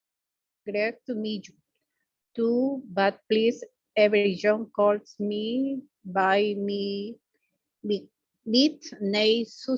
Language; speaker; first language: English; non-native, learner; Spanish